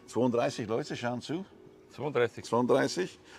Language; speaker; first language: German; non-native, learner; English